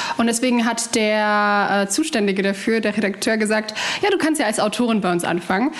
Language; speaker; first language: German; early bilingual, other home language; Arabic